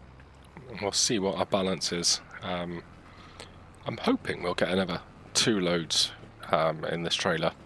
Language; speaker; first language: English; native; English